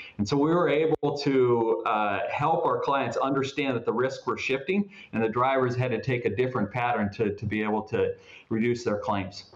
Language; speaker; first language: English; native; English